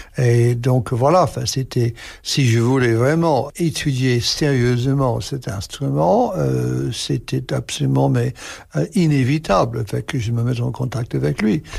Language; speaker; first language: French; non-native, fluent; English